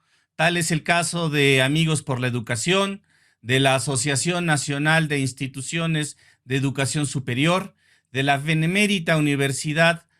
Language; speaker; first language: Spanish; native; Spanish